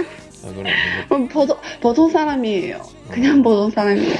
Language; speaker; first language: Korean; non-native, learner; Chinese